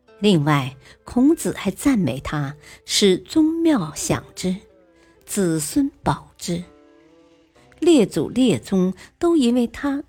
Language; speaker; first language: Chinese; native; Chinese